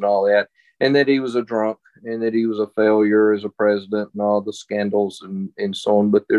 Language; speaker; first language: English; native; English